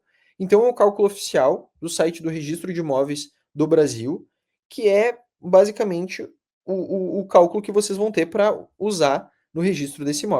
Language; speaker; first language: Portuguese; native; Portuguese